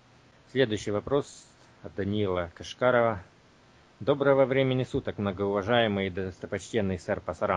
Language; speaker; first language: Russian; native; Russian